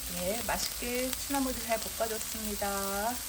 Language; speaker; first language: Korean; native; Korean